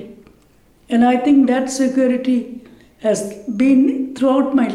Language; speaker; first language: English; non-native, local second language; Punjabi